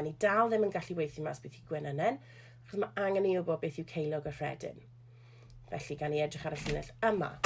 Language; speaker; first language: Welsh; non-native, local second language; English